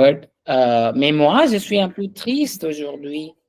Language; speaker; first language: French; non-native, fluent; Hindi